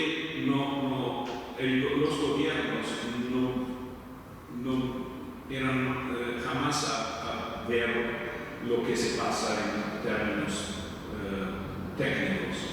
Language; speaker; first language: Spanish; non-native, fluent; Italian